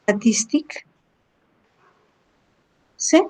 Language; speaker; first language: French; non-native, learner; Spanish